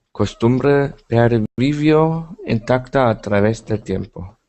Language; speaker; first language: Spanish; non-native, learner; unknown